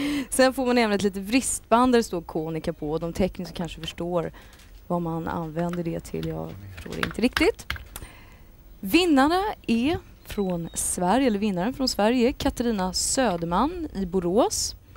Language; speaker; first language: Swedish; native; Swedish